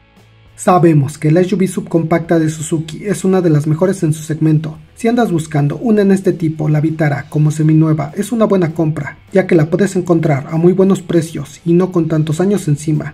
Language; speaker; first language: Spanish; native; Spanish